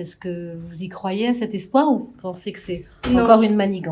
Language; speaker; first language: French; native; French